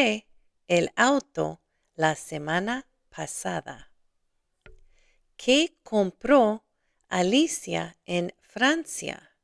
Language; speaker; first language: Spanish; non-native, fluent; English